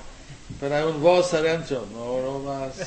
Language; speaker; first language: Spanish; non-native, learner; English